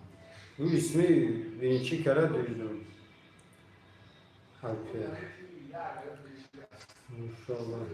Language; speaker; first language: Turkish; non-native, learner; Tajik